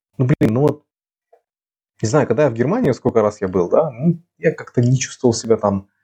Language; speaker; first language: Russian; native; Russian